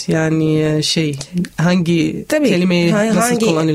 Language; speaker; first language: Turkish; non-native, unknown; Arabic